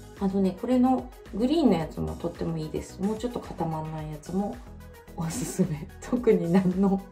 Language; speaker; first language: Japanese; native; Japanese